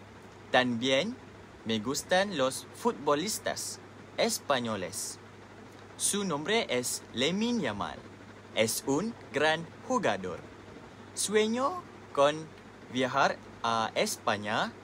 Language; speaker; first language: Spanish; non-native, learner; Malay